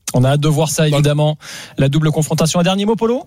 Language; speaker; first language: French; native; French